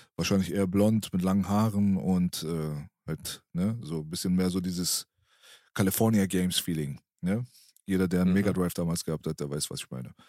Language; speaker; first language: German; early bilingual, other home language; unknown